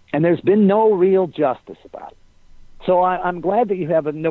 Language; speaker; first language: English; native; English